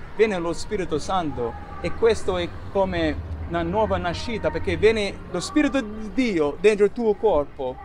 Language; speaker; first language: Italian; non-native, fluent; English